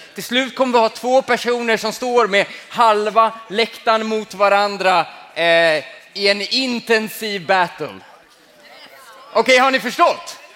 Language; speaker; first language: Swedish; early bilingual, other home language; Finnish